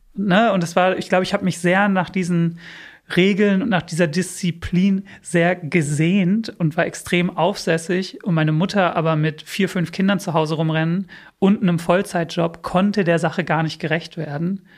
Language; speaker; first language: German; early bilingual, other home language; English